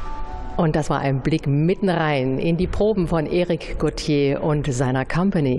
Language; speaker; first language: German; native; German